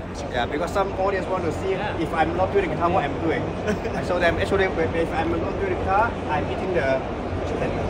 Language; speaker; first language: English; non-native, learner; Cantonese